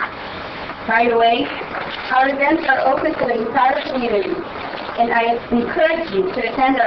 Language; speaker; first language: English; non-native, fluent; Hebrew